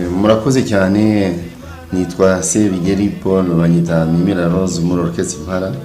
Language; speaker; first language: Kinyarwanda; early bilingual, heritage; Kinyarwanda